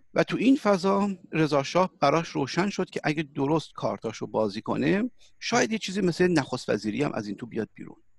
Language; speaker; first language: Persian; early bilingual, heritage; Persian